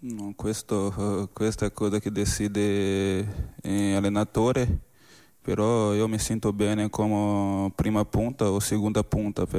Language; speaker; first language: Italian; non-native, fluent; Portuguese